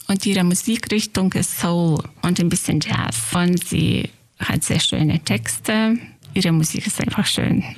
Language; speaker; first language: German; non-native, fluent; Lithuanian